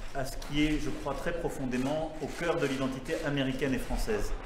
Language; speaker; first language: French; native; French